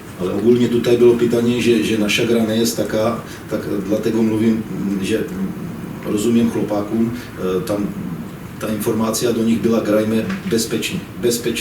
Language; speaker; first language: Polish; non-native, learner; Czech